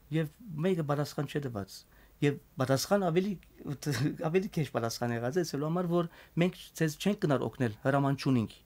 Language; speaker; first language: Armenian; native; Armenian